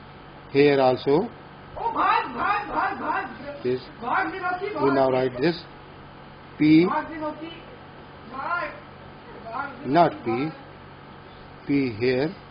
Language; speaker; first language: English; non-native, local second language; Urdu